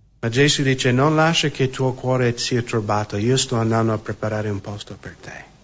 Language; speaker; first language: Italian; non-native, fluent; English